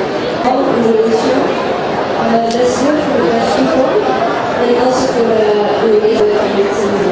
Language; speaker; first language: Dutch; non-native, learner; Indonesian